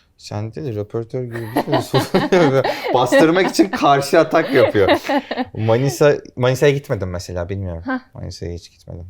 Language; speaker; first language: Turkish; native; Turkish